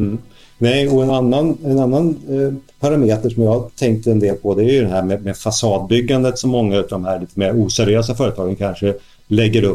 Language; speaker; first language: Swedish; native; Swedish